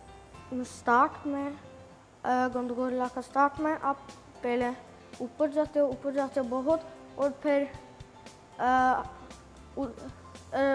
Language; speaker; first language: Hindi; early bilingual, heritage; Hindi